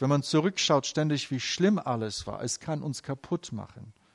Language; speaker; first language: German; native; German